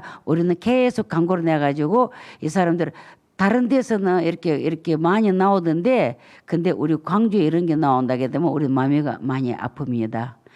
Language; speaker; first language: Korean; non-native, fluent; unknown